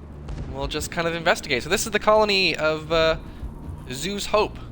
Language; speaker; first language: English; native; English